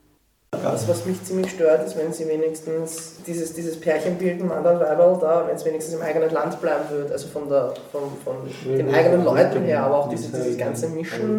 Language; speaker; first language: German; native; German